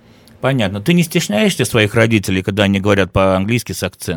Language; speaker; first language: Russian; native; Russian